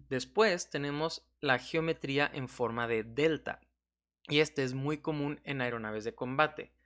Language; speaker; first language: Spanish; native; Spanish